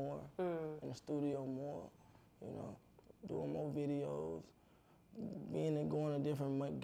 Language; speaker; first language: English; native; English